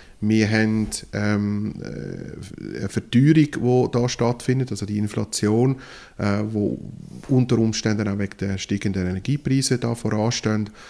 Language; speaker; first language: German; non-native, local second language; French